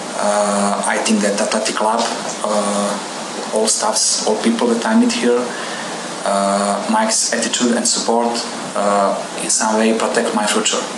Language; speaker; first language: English; non-native, learner; Serbian